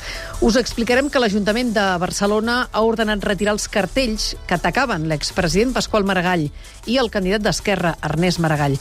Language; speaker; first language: Catalan; native; Catalan